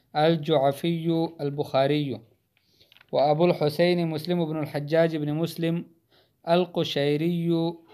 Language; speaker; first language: Arabic; non-native, fluent; Hindi